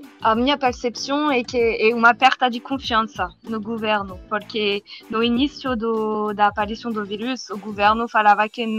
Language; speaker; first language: Portuguese; non-native, learner; French